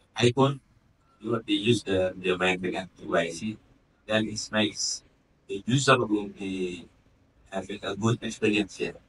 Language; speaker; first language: English; non-native, fluent; Indonesian